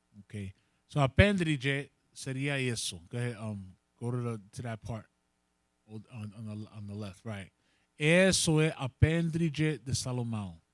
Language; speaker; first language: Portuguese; non-native, learner; Spanish